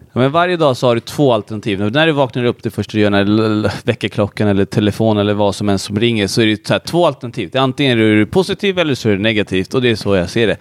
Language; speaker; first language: Swedish; early bilingual, other home language; Hindi